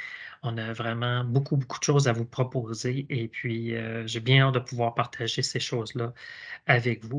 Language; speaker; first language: French; native; French